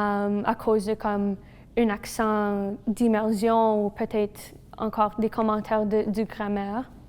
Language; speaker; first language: French; non-native, local second language; English